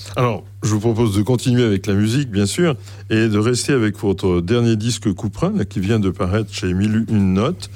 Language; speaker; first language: French; native; French